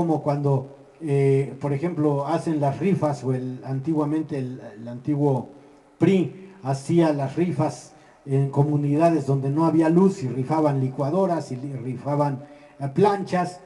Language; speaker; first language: Spanish; native; Spanish